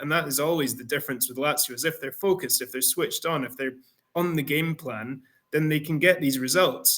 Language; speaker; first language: English; native; English